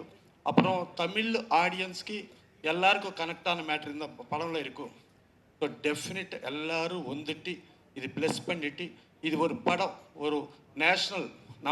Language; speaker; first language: Tamil; non-native, learner; Telugu